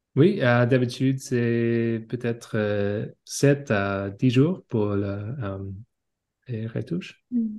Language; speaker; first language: French; non-native, learner; English